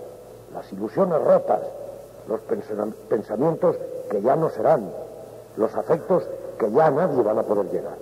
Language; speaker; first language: Spanish; native; Spanish